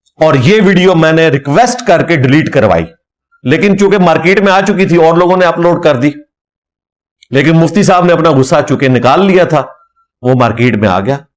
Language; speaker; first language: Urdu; non-native, local second language; Punjabi